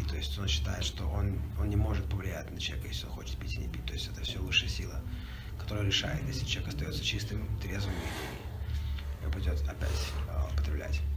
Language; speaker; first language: Russian; native; Russian